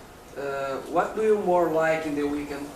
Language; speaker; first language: English; non-native, learner; Portuguese